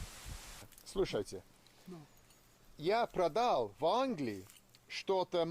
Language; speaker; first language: Russian; non-native, learner; English